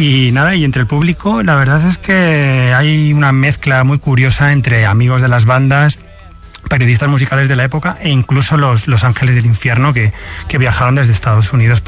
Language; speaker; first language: Spanish; native; Spanish